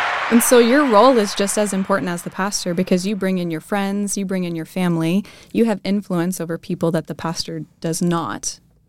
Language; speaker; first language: English; native; English